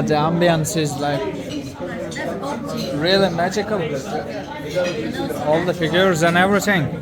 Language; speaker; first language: English; non-native, learner; Turkish